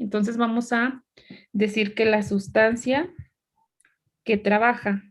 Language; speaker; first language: Spanish; native; Spanish